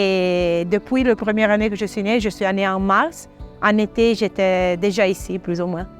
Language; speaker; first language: French; non-native, local second language; Italian